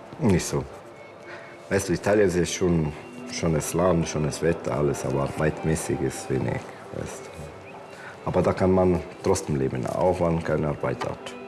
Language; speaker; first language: German; non-native, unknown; Italian